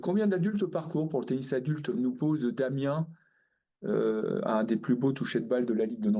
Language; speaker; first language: French; native; French